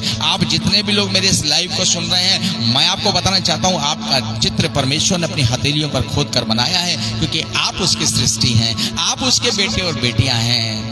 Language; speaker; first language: Hindi; native; Hindi